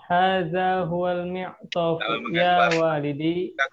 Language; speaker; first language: Arabic; non-native, learner; Indonesian